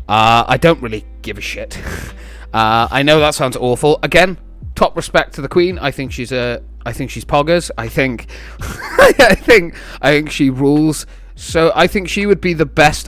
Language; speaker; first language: English; native; English